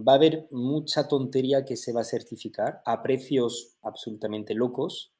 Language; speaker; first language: Spanish; native; Spanish